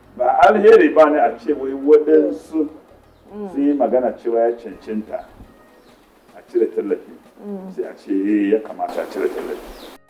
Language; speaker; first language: Hausa; non-native, local second language; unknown